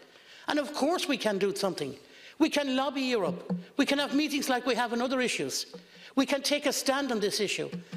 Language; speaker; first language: English; native; English